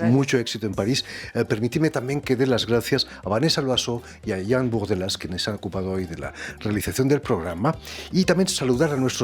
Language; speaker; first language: Spanish; native; Spanish